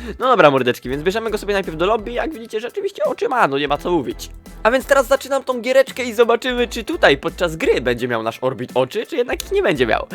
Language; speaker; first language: Polish; native; Polish